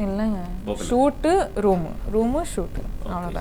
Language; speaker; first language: Tamil; non-native, learner; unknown